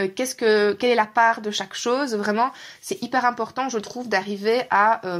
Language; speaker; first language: French; native; French